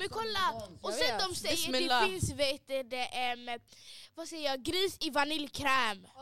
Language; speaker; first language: Swedish; early bilingual, other home language; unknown